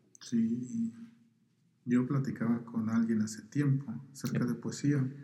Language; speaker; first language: Spanish; native; Spanish